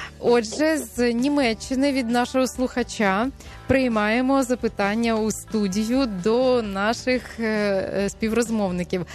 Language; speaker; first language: Ukrainian; native; Ukrainian